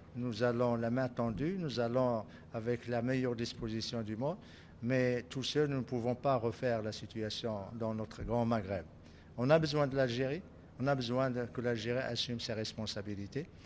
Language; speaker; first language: French; non-native, local second language; Arabic